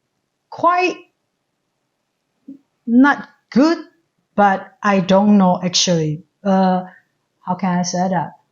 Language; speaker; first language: English; non-native, learner; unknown